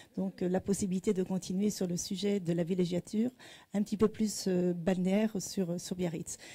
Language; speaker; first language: French; native; French